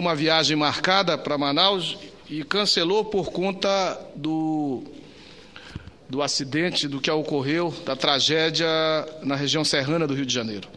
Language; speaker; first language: Portuguese; native; Portuguese